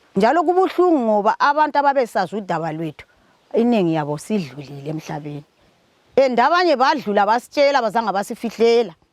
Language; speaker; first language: Zulu; native; Zulu